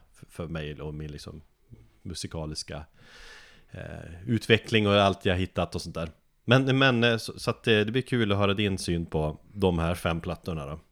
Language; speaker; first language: Swedish; native; Swedish